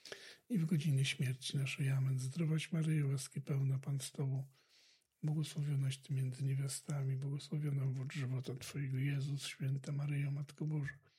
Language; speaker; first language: Polish; native; Polish